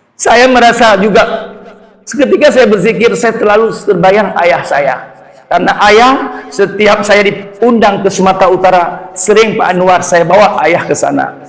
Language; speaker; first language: Indonesian; non-native, local second language; Achinese